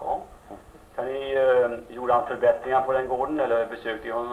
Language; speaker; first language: Swedish; native; Swedish